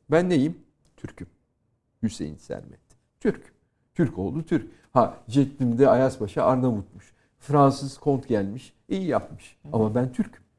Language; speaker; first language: Turkish; native; Turkish